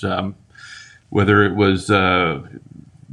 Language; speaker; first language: English; native; English